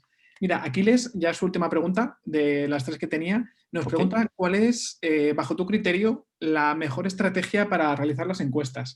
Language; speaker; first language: Spanish; native; Spanish